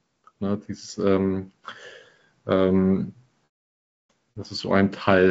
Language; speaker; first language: German; non-native, fluent; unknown